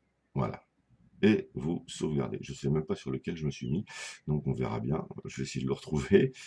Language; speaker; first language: French; native; French